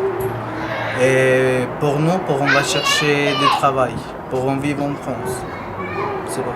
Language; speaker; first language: French; non-native, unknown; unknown